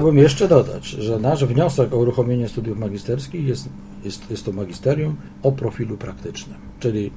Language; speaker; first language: Polish; native; Polish